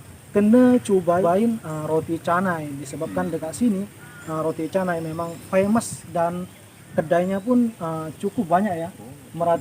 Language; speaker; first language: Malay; non-native, local second language; Indonesian